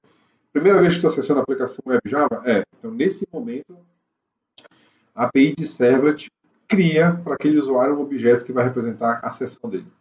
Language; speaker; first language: Portuguese; native; Portuguese